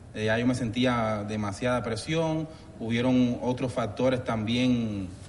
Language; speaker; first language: Spanish; native; Spanish